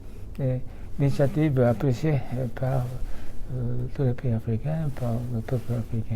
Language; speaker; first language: French; non-native, fluent; Japanese